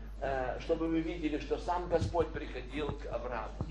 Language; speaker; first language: Polish; non-native, learner; Russian